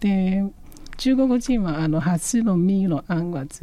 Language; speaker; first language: Japanese; non-native, fluent; Chinese